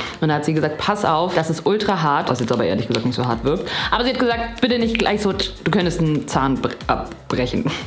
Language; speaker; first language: German; early bilingual, other home language; Polish